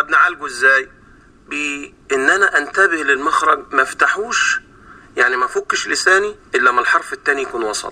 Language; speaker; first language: Arabic; native; Arabic